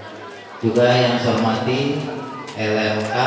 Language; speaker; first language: Indonesian; native; Indonesian